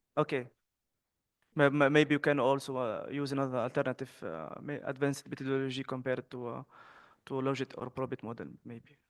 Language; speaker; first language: English; non-native, fluent; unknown